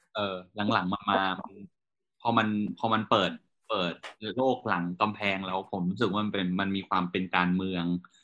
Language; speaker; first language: Thai; native; Thai